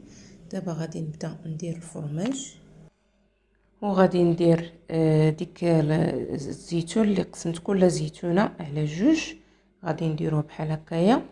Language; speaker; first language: Arabic; native; Arabic